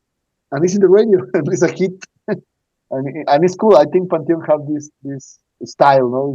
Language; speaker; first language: English; non-native, learner; Spanish